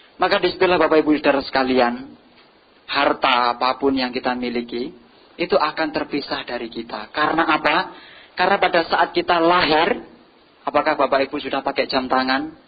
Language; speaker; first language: Indonesian; non-native, local second language; Javanese